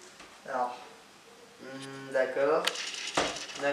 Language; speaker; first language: French; native; French